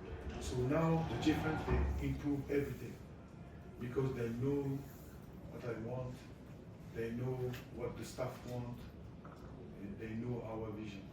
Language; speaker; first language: English; non-native, fluent; French